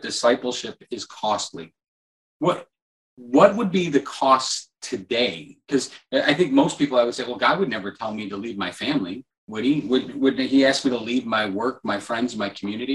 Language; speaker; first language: English; native; English